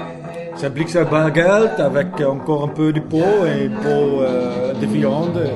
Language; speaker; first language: French; non-native, learner; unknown